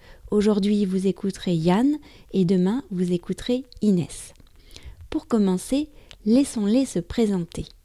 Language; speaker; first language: French; native; French